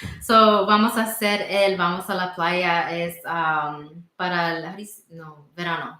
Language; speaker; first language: Spanish; early bilingual, heritage; Spanish